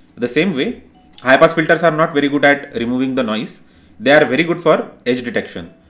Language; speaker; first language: English; non-native, local second language; Marathi